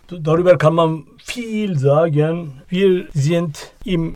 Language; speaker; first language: German; non-native, learner; Turkish